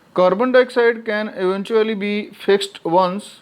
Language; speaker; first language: English; non-native, local second language; Punjabi